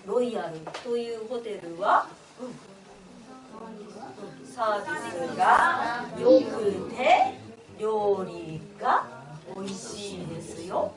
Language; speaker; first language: Japanese; non-native, fluent; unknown